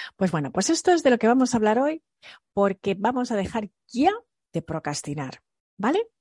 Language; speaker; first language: Spanish; early bilingual, other home language; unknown